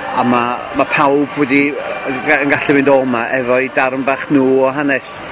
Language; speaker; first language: Welsh; native; Welsh